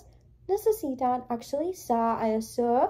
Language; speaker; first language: Spanish; early bilingual, heritage; English